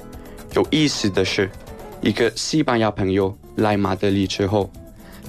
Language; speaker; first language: Chinese; non-native, fluent; Spanish